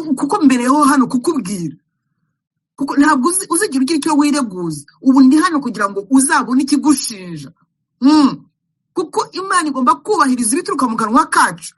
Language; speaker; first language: Kinyarwanda; native; Kinyarwanda